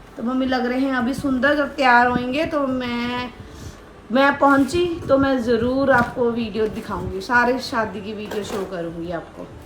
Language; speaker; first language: Hindi; early bilingual, other home language; Nepali